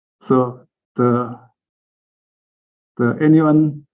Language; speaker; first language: English; non-native, learner; Korean